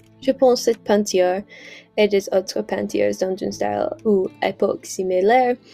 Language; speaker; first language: French; non-native, learner; English